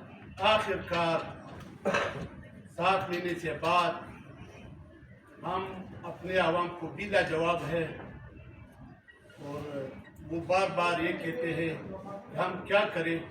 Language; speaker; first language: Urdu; non-native, local second language; Pashto